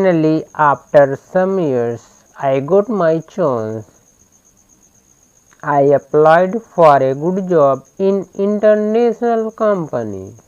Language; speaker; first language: English; non-native, learner; Hindi